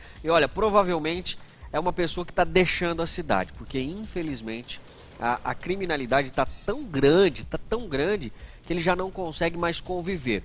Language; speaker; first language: Portuguese; native; Portuguese